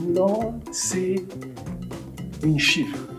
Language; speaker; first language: French; non-native, fluent; German